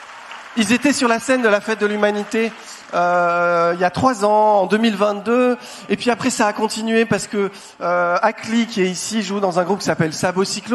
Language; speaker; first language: French; native; French